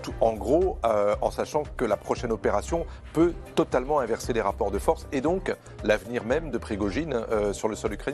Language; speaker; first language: French; native; French